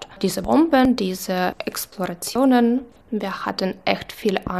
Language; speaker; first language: German; non-native, fluent; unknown